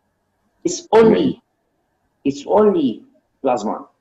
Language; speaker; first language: English; non-native, learner; Romanian